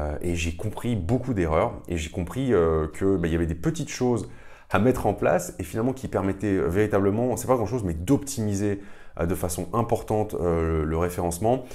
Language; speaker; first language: French; native; French